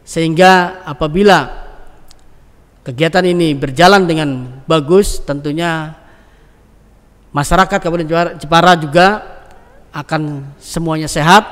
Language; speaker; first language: Indonesian; native; Indonesian